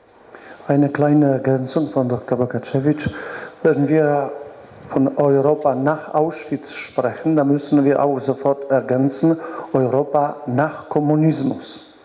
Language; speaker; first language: German; non-native, fluent; Polish